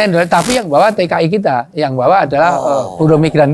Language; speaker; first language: Indonesian; native; Indonesian